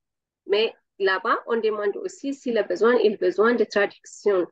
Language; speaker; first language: French; non-native, learner; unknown